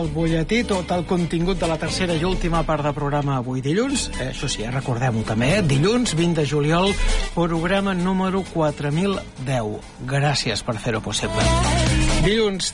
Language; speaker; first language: Catalan; native; Catalan